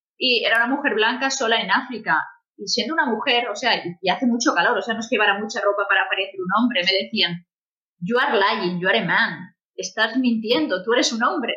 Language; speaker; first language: Spanish; native; Spanish